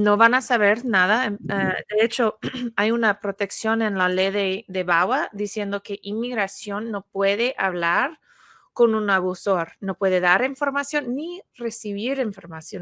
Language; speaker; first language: Spanish; non-native, fluent; English